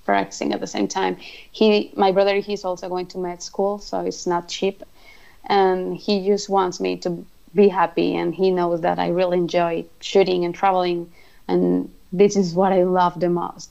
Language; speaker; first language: English; non-native, fluent; Spanish